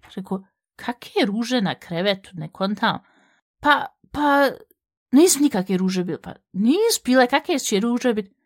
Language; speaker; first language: Bosnian; early bilingual, heritage; Bosnian